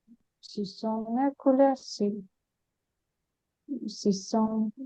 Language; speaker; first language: French; non-native, learner; Ukrainian